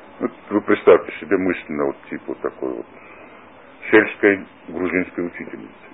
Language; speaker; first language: Russian; non-native, local second language; Georgian